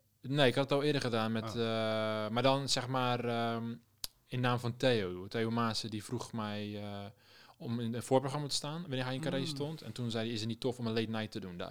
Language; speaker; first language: Dutch; native; Dutch